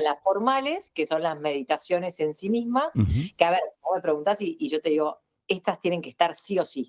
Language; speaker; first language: Spanish; native; Spanish